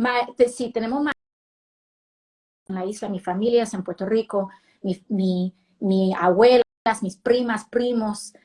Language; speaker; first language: Spanish; early bilingual, heritage; Spanish